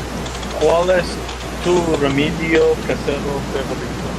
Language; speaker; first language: Spanish; non-native, learner; English